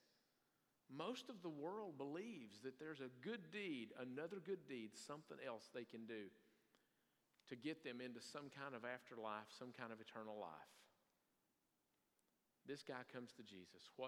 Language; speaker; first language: English; native; English